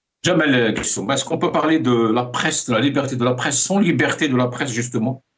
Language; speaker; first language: French; non-native, local second language; Arabic